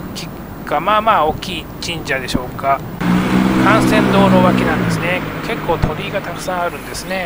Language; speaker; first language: Japanese; native; Japanese